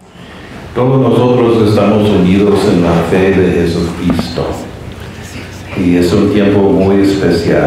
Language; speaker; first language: Spanish; non-native, fluent; English